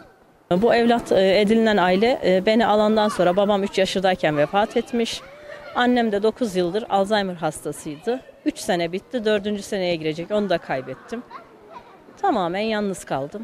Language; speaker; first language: Turkish; native; Turkish